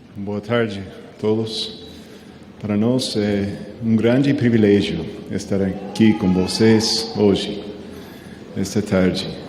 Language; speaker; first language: Portuguese; non-native, learner; Spanish